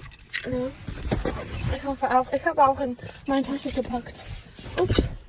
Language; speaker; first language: German; non-native, learner; Mongolian